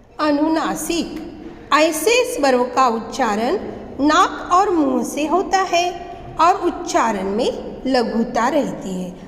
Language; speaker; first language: Hindi; non-native, local second language; Marathi